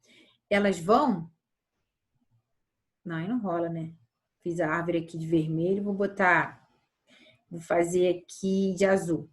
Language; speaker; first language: Portuguese; native; Portuguese